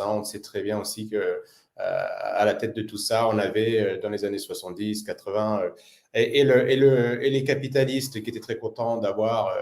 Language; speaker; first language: French; native; French